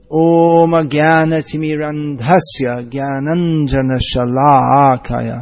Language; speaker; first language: Hindi; non-native, fluent; English